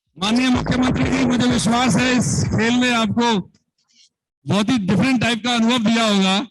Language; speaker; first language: Hindi; native; Hindi